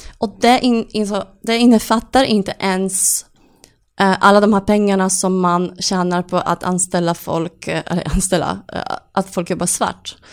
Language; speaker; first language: Swedish; non-native, fluent; Polish